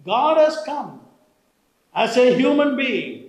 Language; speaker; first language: English; non-native, local second language; Malayalam